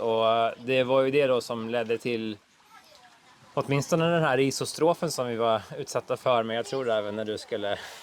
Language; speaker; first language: Swedish; native; Swedish